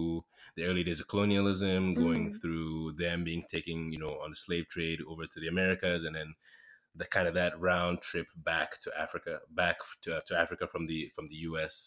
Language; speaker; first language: English; non-native, local second language; Yoruba